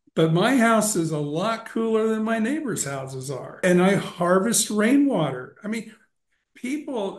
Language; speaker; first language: English; native; English